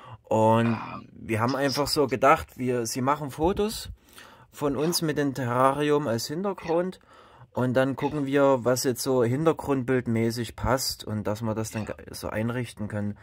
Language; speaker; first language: German; native; German